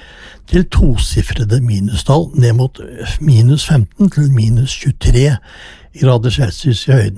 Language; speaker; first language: Norwegian; native; Norwegian